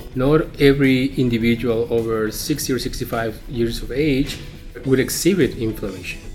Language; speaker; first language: English; non-native, fluent; Spanish